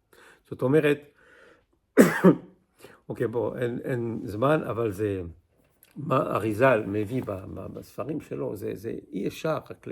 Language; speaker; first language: Hebrew; non-native, fluent; English